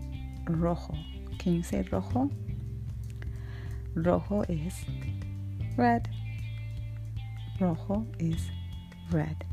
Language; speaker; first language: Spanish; early bilingual, heritage; Spanish